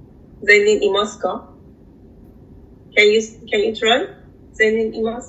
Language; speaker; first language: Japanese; non-native, learner; Persian